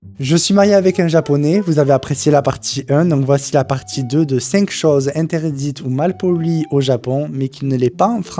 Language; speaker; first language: French; native; French